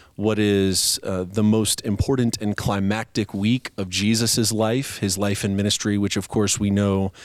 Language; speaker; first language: English; native; English